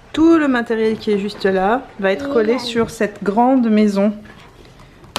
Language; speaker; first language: French; native; French